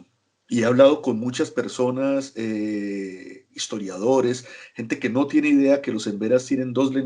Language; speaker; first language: Spanish; native; Spanish